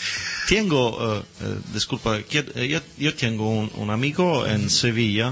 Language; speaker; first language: Spanish; non-native, learner; Italian